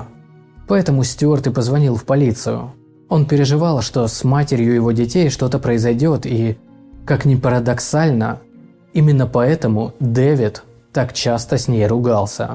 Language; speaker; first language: Russian; native; Russian